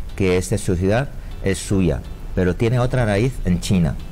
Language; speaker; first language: Spanish; non-native, learner; Chinese